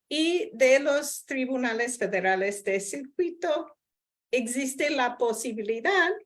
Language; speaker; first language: Spanish; non-native, fluent; English